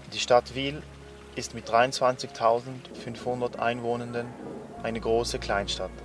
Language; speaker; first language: German; native; German